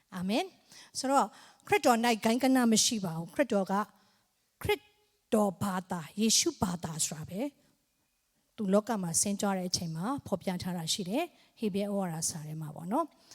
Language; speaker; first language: Burmese; non-native, local second language; Tedim Chin